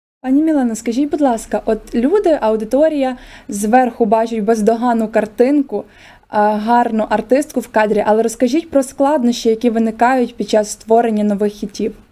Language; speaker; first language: Ukrainian; native; Ukrainian